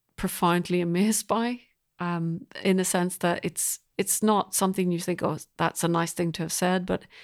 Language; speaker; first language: English; native; English